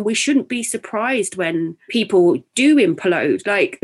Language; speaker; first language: English; native; English